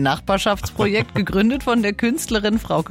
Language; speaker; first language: German; native; German